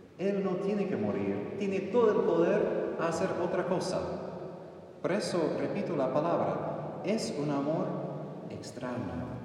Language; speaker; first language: Spanish; non-native, fluent; English